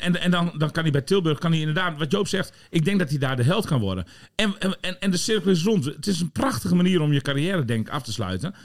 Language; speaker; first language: Dutch; native; Dutch